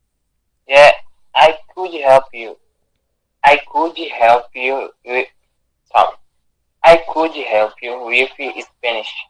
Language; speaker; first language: English; non-native, learner; Portuguese